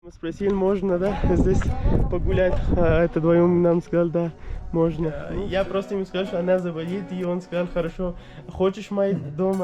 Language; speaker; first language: Russian; non-native, learner; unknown